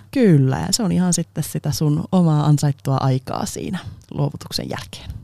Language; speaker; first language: Finnish; non-native, local second language; Swedish